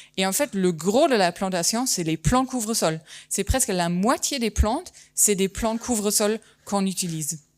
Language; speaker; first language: French; non-native, fluent; German